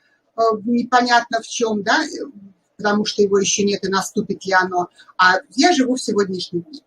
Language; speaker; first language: Russian; native; Russian